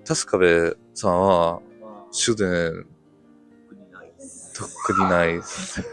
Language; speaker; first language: Japanese; non-native, learner; English